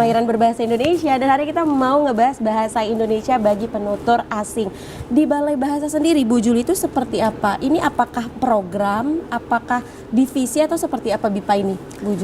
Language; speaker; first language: Indonesian; native; Indonesian